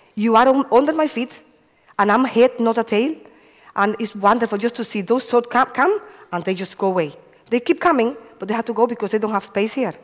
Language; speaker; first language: English; non-native, fluent; Spanish